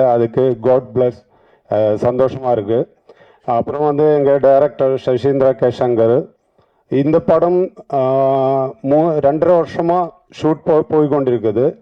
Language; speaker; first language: Tamil; non-native, learner; Malayalam